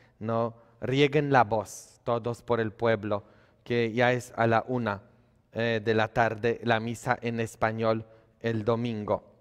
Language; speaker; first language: Spanish; non-native, fluent; Polish